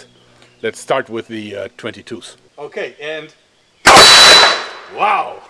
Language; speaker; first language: English; non-native, fluent; German